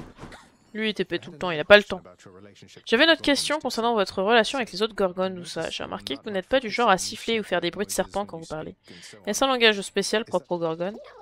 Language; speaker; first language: French; native; French